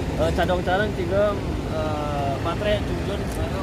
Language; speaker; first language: Korean; non-native, learner; Indonesian